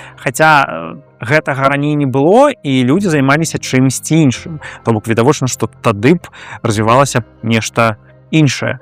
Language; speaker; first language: Belarusian; non-native, local second language; Russian